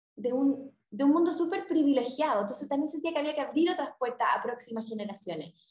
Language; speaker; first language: Spanish; native; Spanish